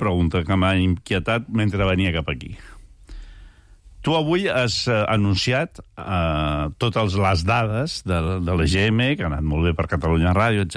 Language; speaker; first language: Catalan; native; Catalan